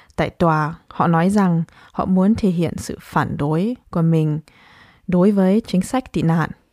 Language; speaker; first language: Vietnamese; early bilingual, heritage; Vietnamese